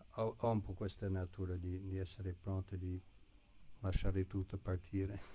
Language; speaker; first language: Italian; non-native, fluent; English